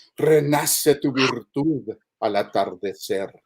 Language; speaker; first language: Spanish; early bilingual, heritage; Spanish